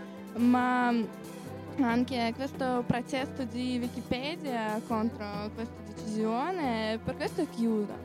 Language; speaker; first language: Italian; non-native, learner; Russian